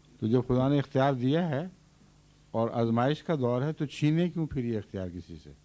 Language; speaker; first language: Urdu; native; Urdu